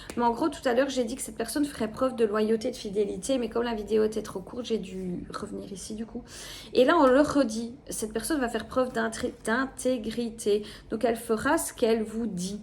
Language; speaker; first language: French; native; French